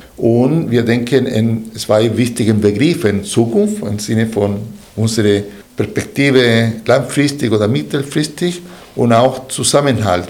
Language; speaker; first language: German; non-native, fluent; Spanish